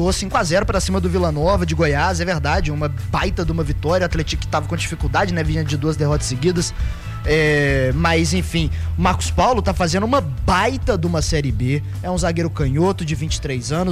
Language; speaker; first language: Portuguese; native; Portuguese